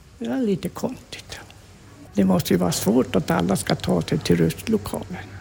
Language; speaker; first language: Swedish; native; Swedish